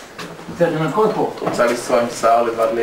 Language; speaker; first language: Hebrew; native; Hebrew